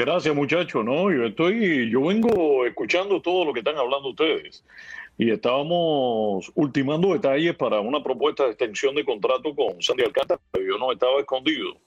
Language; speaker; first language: Spanish; native; Spanish